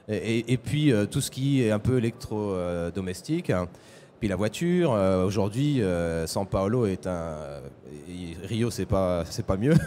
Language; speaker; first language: French; native; French